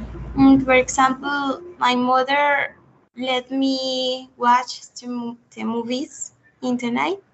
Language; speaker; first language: English; non-native, learner; Spanish